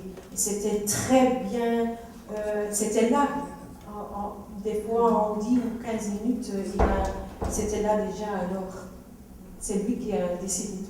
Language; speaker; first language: French; non-native, local second language; Dutch